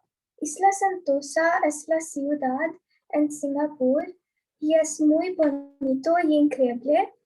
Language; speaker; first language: Spanish; non-native, learner; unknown